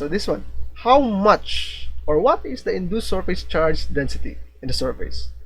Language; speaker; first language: English; non-native, local second language; Filipino